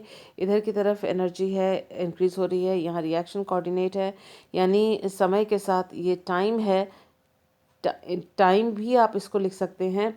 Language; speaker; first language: Hindi; native; Hindi